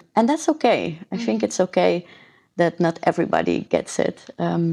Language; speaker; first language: English; non-native, fluent; Dutch